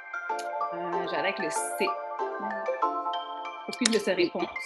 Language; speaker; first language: French; early bilingual, other home language; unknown